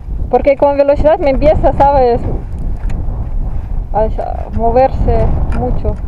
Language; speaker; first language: Spanish; non-native, fluent; Italian